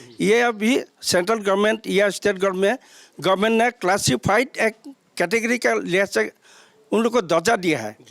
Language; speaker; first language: Hindi; non-native, local second language; Assamese